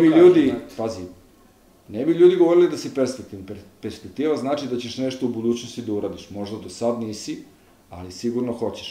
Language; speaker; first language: Serbian; native; Serbian